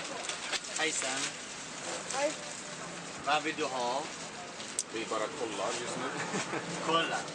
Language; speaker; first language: Swedish; non-native, learner; Kurdish